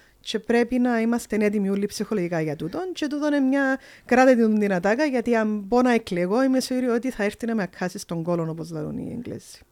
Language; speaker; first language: Greek; early bilingual, heritage; Greek